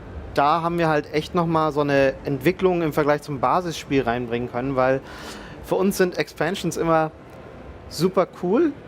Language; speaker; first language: German; native; German